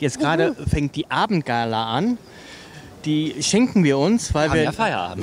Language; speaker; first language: German; native; German